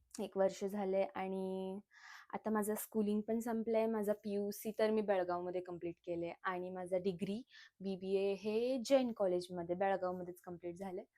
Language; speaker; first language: Marathi; non-native, local second language; Kannada